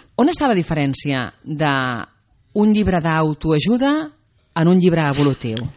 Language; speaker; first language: Catalan; native; Catalan